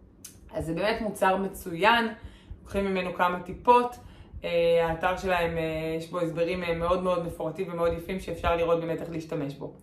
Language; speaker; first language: Hebrew; native; Hebrew